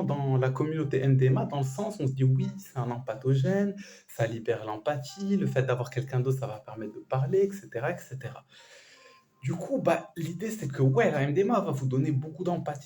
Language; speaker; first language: French; native; French